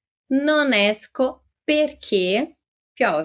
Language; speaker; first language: Italian; non-native, fluent; Portuguese